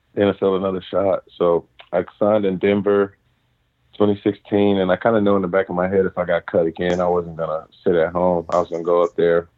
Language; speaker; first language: English; native; English